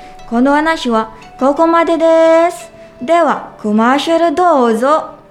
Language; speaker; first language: Japanese; non-native, learner; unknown